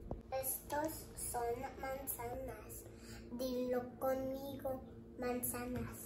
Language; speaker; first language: Spanish; early bilingual, heritage; English